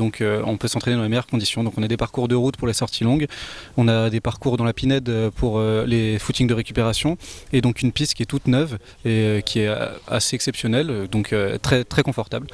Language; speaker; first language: French; native; French